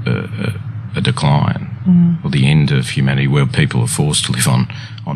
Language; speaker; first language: English; native; English